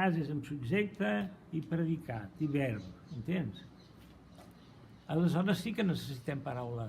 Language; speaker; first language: Catalan; non-native, fluent; Portuguese